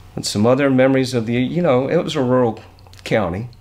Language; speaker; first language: English; native; English